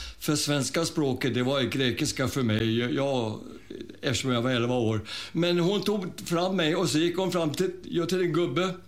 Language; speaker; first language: Swedish; early bilingual, other home language; German